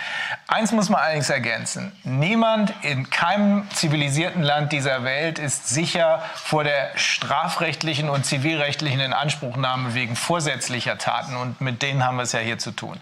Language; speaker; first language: German; native; German